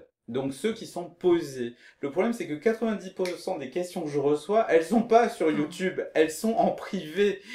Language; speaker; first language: French; native; French